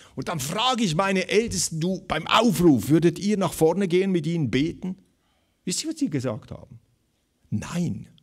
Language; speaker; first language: German; native; German